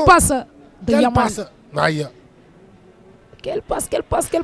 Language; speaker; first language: French; non-native, local second language; Wolof